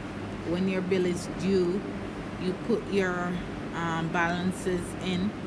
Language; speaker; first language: English; native; English